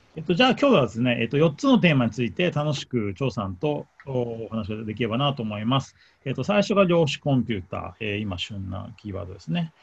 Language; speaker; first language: Japanese; native; Japanese